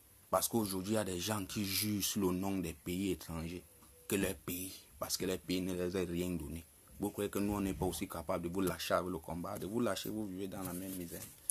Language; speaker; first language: French; non-native, local second language; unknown